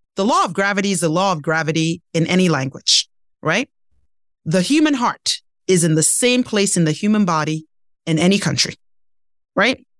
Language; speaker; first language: English; non-native, local second language; Ibibio